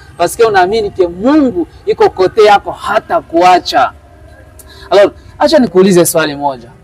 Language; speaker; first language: Swahili; native; Swahili